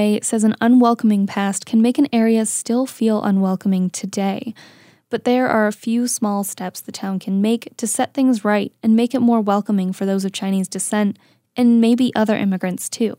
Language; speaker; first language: English; native; English